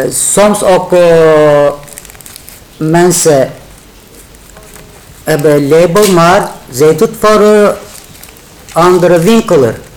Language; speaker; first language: Dutch; non-native, learner; Turkish